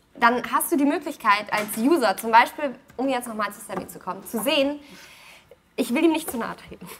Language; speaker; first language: German; native; German